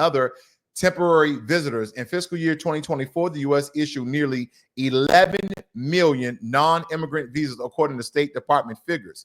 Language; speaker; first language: English; native; English